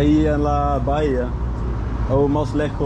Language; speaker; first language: Spanish; non-native, learner; Dutch